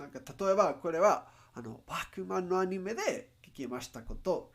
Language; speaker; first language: Japanese; non-native, learner; Spanish